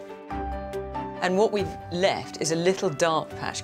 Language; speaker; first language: English; native; English